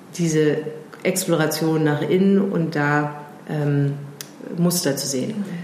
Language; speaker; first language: German; early bilingual, heritage; German